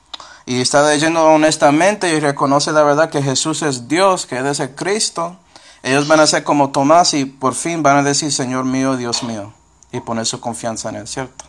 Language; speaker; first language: Spanish; non-native, fluent; English